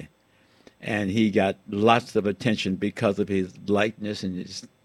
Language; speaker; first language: English; native; English